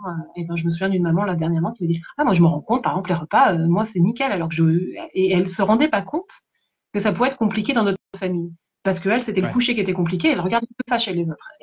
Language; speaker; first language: French; native; French